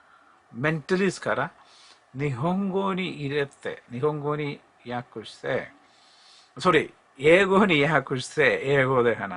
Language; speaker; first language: Japanese; non-native, learner; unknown